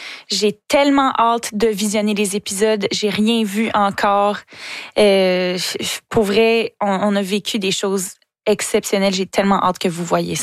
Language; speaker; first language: French; native; French